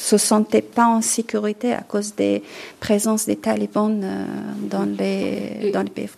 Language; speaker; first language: French; non-native, learner; Persian